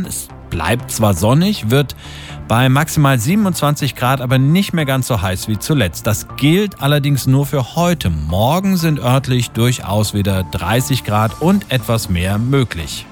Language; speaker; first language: German; native; German